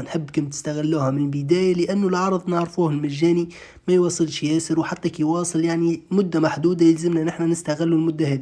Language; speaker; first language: Arabic; native; Arabic